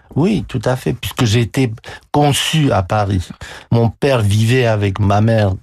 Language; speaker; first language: French; non-native, fluent; Romanian